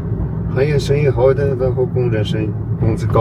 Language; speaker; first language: Chinese; non-native, local second language; Tibetan